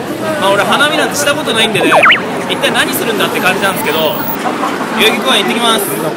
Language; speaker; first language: Japanese; native; Japanese